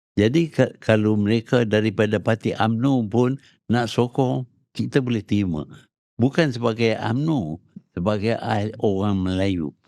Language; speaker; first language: Malay; native; Malay